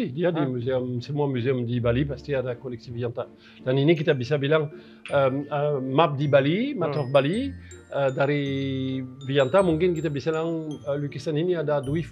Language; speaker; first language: Indonesian; non-native, fluent; French